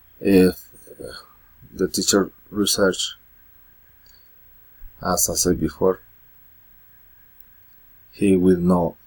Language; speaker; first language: English; non-native, learner; Spanish